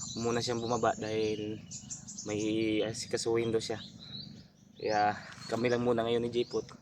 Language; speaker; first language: Filipino; non-native, local second language; Cebuano